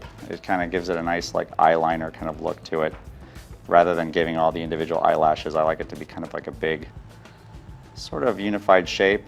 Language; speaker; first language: English; native; English